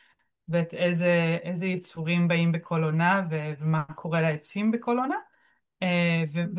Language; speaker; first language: Hebrew; native; Hebrew